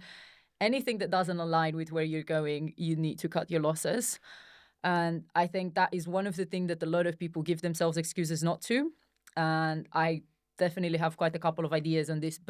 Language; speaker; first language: English; non-native, fluent; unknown